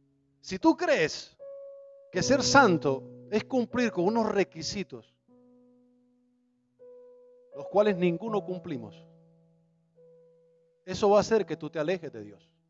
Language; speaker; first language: Spanish; native; Spanish